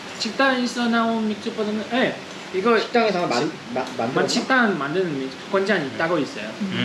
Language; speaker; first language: Korean; non-native, learner; Russian